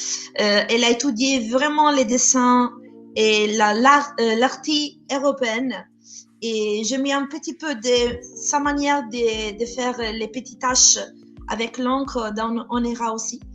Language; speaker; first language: French; non-native, fluent; Italian